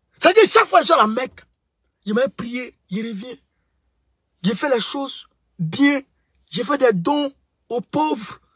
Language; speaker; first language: French; non-native, local second language; Bambara